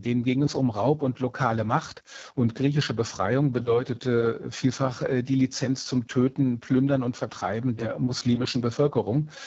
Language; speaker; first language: German; native; German